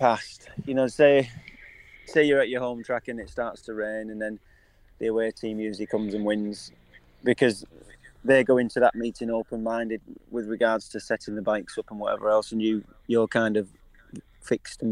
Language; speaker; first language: English; native; English